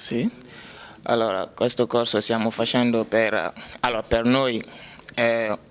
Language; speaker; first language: Italian; non-native, learner; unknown